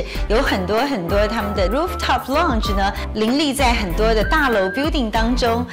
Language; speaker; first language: Chinese; native; Chinese